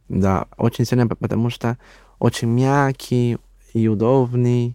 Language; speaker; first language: Russian; non-native, learner; Spanish